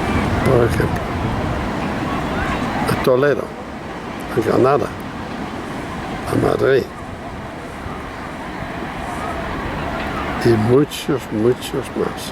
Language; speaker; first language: Spanish; non-native, fluent; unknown